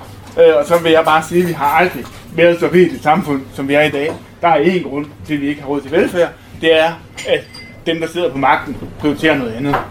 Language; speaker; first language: Danish; native; Danish